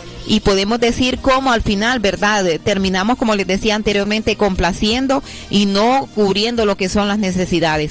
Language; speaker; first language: Spanish; native; Spanish